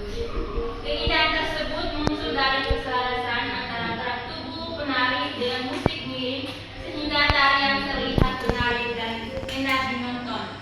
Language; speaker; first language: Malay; non-native, local second language; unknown